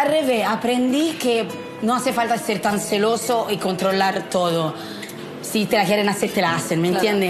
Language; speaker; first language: Spanish; non-native, fluent; Italian